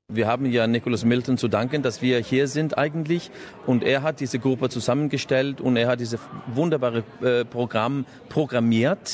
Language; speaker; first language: German; non-native, fluent; Icelandic